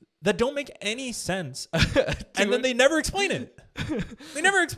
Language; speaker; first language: English; native; English